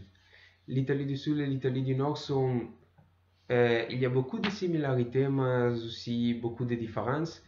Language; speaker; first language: French; non-native, learner; Italian